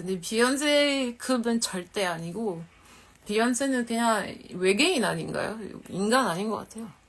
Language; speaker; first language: Korean; non-native, fluent; French